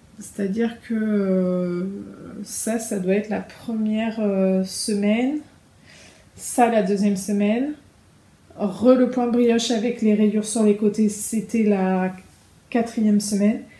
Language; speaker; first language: French; native; French